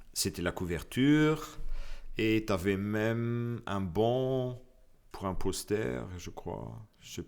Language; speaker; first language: French; non-native, local second language; Luxembourgish